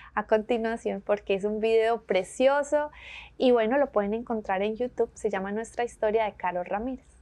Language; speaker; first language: Spanish; native; Spanish